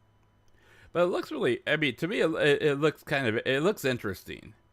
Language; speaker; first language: English; native; English